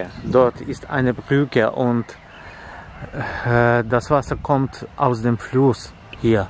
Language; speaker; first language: German; non-native, learner; Ukrainian